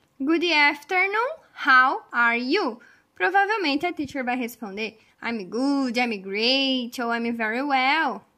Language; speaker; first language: English; non-native, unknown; Portuguese